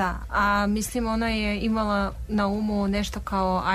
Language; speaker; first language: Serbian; non-native, learner; Russian